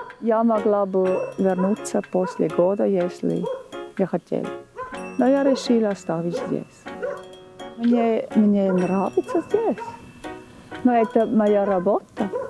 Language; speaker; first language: Russian; non-native, learner; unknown